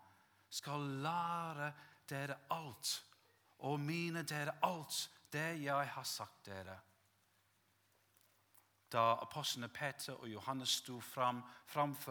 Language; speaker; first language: Norwegian; non-native, fluent; English